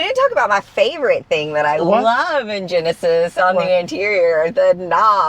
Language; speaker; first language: English; native; English